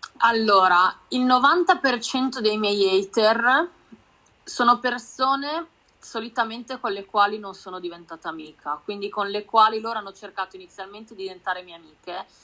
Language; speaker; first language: Italian; native; Italian